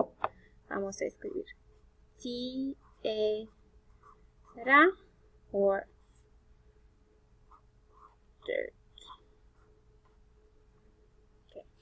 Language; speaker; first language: Spanish; non-native, fluent; English